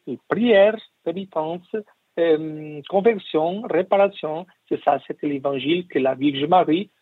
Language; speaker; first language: French; non-native, learner; Portuguese